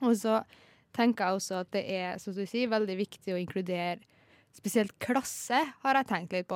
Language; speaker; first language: Norwegian; native; Norwegian